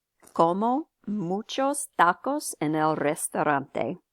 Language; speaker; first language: Spanish; non-native, fluent; English